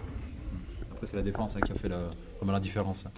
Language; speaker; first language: French; native; French